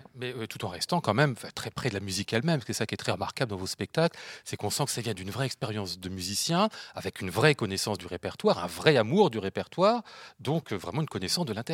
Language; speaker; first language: French; native; French